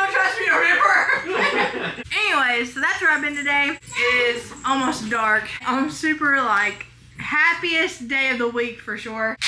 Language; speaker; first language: English; native; English